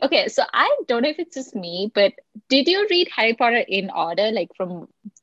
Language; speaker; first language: English; non-native, local second language; Sinhala